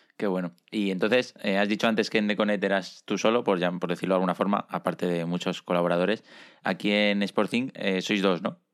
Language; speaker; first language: Spanish; native; Spanish